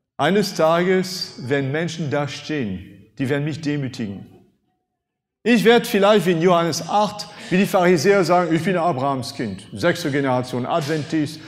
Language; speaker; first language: German; non-native, fluent; French